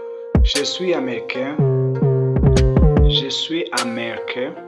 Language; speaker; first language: French; non-native, local second language; Kinyarwanda